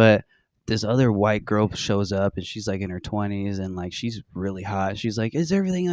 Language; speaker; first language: English; native; English